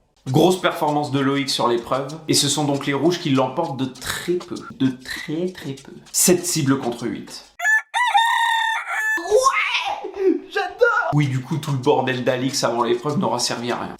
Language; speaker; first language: French; native; French